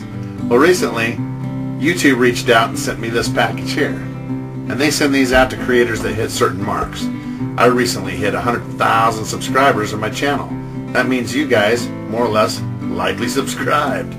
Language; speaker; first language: English; native; English